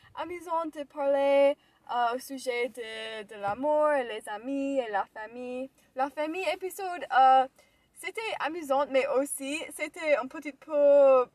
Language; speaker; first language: French; non-native, learner; English